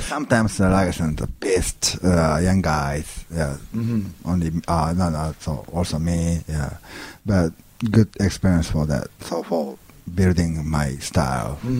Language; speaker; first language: English; non-native, learner; Japanese